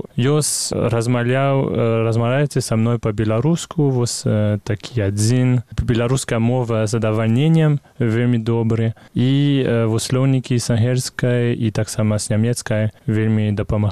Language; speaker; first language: Belarusian; non-native, fluent; French